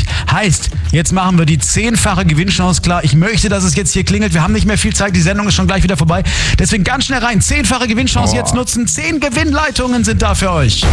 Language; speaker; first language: German; native; German